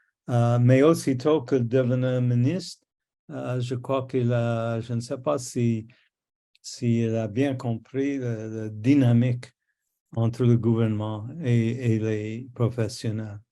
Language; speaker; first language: French; non-native, local second language; English